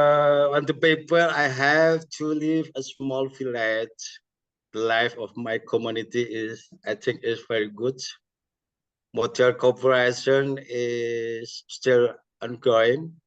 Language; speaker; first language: English; non-native, learner; Indonesian